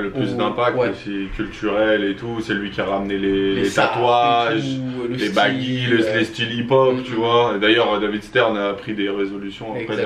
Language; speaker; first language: French; native; French